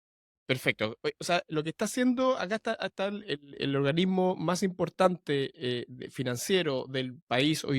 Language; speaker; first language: Spanish; native; Spanish